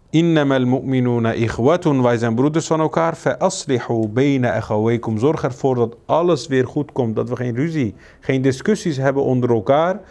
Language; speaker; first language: Dutch; early bilingual, other home language; Turkish